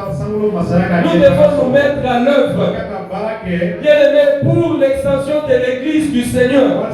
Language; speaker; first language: French; non-native, local second language; Bambara